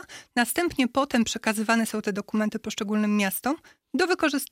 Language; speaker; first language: Polish; native; Polish